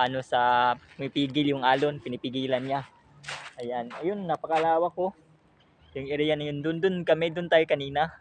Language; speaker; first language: Filipino; non-native, local second language; Cebuano